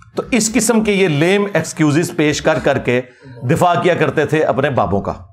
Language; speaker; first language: Urdu; non-native, local second language; Punjabi